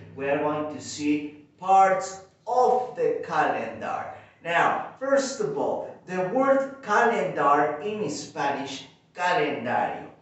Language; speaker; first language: English; non-native, fluent; Spanish